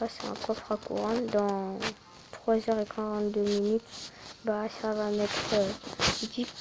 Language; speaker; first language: French; native; French